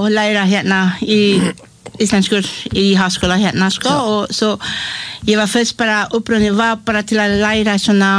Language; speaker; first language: Icelandic; non-native, fluent; English